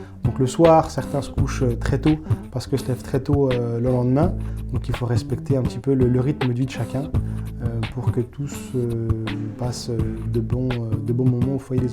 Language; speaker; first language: French; native; French